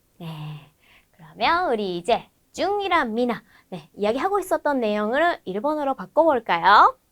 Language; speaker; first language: Korean; non-native, fluent; Japanese